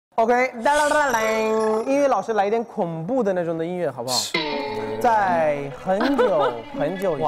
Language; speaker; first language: Chinese; non-native, fluent; Persian